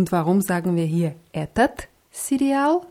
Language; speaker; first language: German; non-native, fluent; Russian